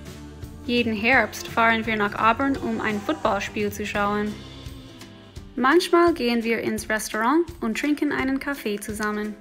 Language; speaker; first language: German; non-native, fluent; English